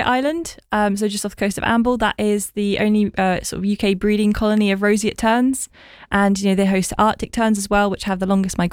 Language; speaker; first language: English; native; English